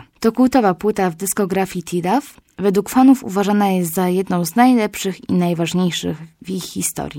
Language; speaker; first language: Polish; native; Polish